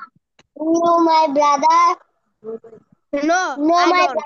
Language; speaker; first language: English; non-native, learner; Bangla